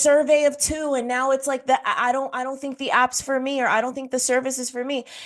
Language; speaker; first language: English; native; English